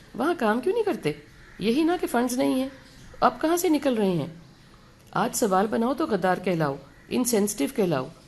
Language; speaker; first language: Urdu; native; Urdu